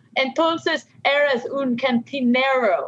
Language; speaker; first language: Spanish; non-native, learner; English